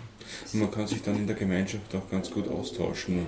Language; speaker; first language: German; native; German